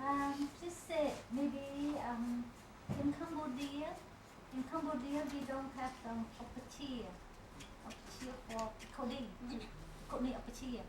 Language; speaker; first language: English; non-native, learner; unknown